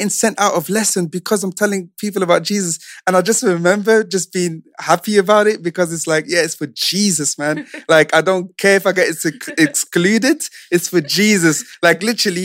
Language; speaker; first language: English; non-native, fluent; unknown